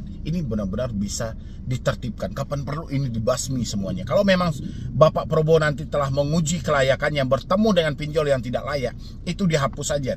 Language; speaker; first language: Indonesian; native; Indonesian